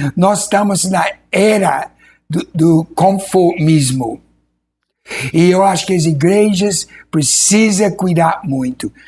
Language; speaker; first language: Portuguese; non-native, fluent; English